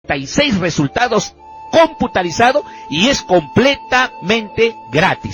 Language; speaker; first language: Spanish; native; Spanish